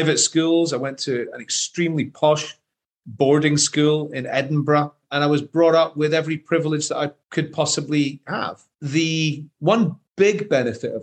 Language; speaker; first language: English; native; English